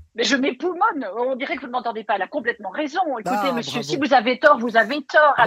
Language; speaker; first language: French; native; French